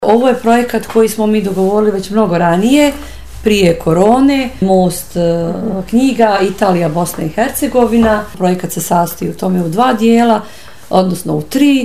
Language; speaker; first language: Croatian; native; Croatian